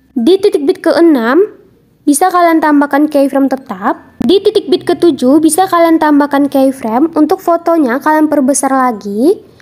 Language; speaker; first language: Indonesian; non-native, local second language; Minangkabau